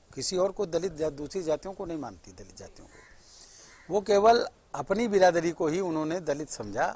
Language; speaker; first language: Hindi; native; Hindi